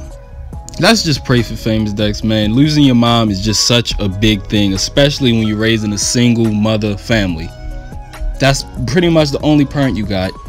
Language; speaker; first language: English; native; English